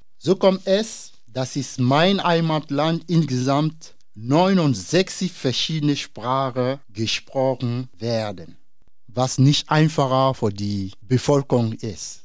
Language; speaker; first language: German; non-native, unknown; Dyula